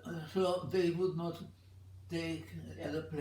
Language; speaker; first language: English; non-native, fluent; Czech